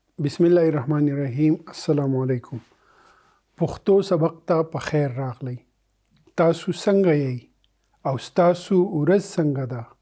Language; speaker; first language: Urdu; non-native, local second language; Pashto